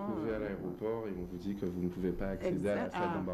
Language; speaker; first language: French; native; French